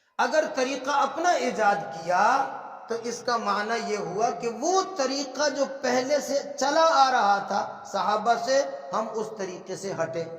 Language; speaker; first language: Urdu; non-native, local second language; Punjabi